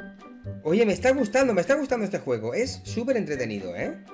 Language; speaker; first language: Spanish; native; Spanish